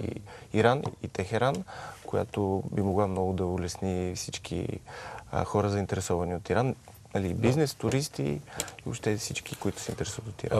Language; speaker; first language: Bulgarian; native; Bulgarian